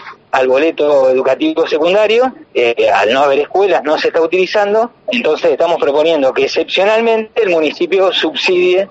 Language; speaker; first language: Spanish; native; Spanish